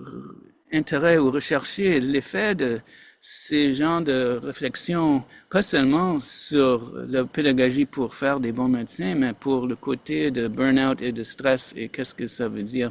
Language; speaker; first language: French; non-native, fluent; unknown